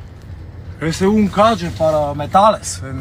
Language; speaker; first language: Spanish; non-native, learner; Bulgarian